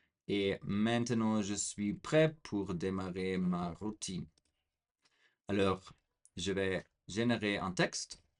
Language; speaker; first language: French; non-native, fluent; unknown